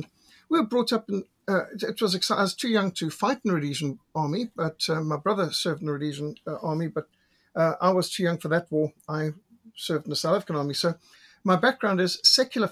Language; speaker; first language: English; native; English